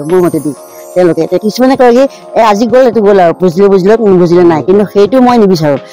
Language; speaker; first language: Assamese; native; Assamese